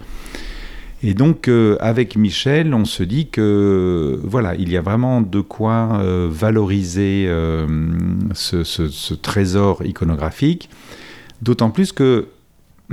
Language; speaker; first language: French; native; French